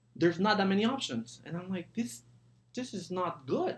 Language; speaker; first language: English; early bilingual, other home language; Spanish